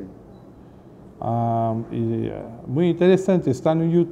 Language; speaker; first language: Spanish; non-native, learner; Portuguese